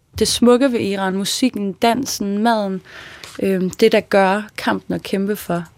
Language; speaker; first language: Danish; early bilingual, other home language; Persian